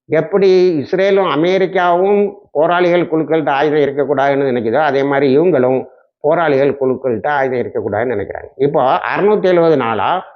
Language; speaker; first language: Tamil; native; Tamil